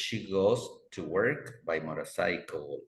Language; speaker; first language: English; non-native, fluent; Spanish